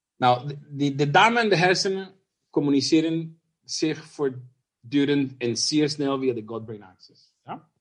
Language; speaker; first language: Dutch; non-native, fluent; Spanish